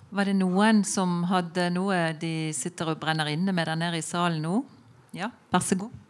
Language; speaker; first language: Norwegian; native; Norwegian